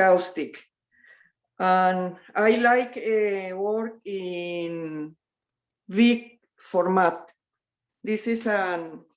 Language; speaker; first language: English; non-native, learner; Spanish